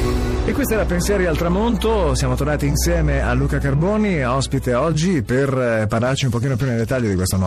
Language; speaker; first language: Italian; native; Italian